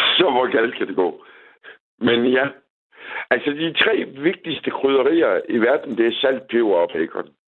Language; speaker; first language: Danish; native; Danish